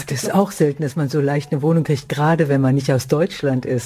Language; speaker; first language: German; native; German